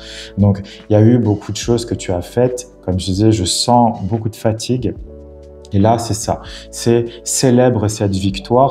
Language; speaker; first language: French; native; French